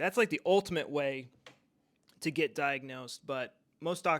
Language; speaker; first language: English; native; English